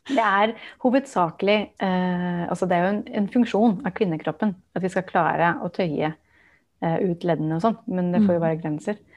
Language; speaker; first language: Norwegian; non-native, fluent; English